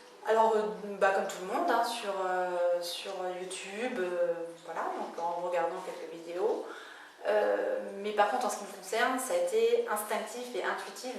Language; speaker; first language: French; native; French